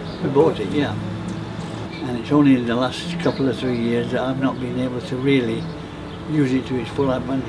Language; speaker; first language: English; native; English